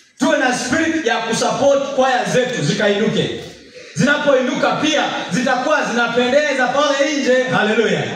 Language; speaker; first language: Swahili; non-native, local second language; Gusii